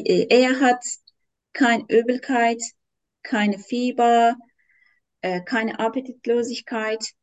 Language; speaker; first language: German; non-native, learner; Turkish